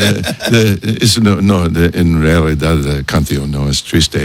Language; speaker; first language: Spanish; non-native, learner; English